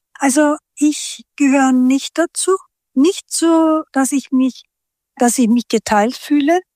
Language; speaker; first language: German; early bilingual, other home language; Turkish